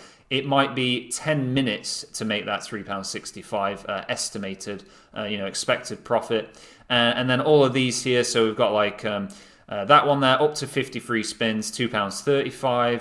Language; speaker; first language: English; native; English